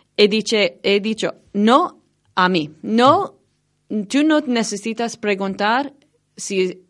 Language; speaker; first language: Spanish; non-native, learner; English